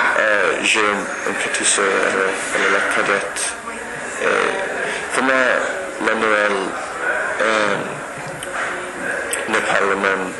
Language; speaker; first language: French; non-native, learner; English